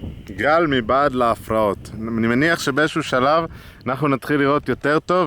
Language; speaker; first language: Hebrew; native; Hebrew